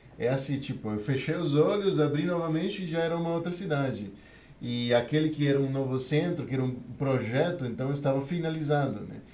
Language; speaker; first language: Portuguese; non-native, fluent; Spanish